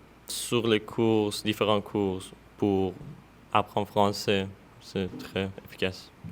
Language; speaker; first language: French; non-native, learner; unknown